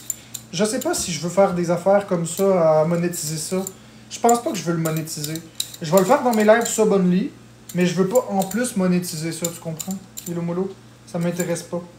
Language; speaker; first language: French; native; French